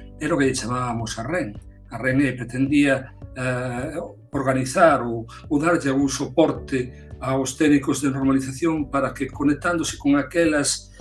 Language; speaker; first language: Galician; non-native, local second language; Spanish